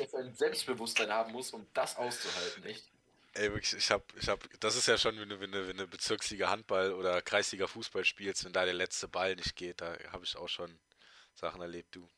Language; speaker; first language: German; native; German